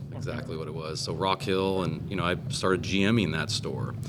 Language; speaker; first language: English; native; English